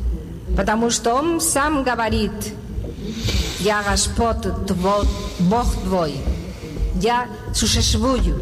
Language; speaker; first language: Russian; non-native, learner; Spanish